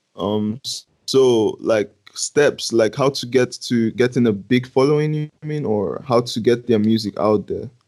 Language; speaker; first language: English; non-native, local second language; Yoruba